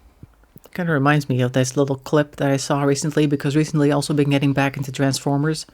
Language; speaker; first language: English; non-native, fluent; Dutch